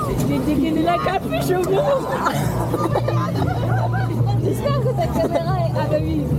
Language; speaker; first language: French; native; French